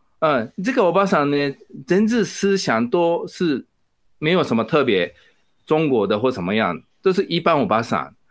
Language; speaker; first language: Chinese; non-native, fluent; Japanese